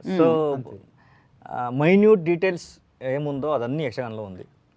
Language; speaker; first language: Telugu; non-native, learner; Kannada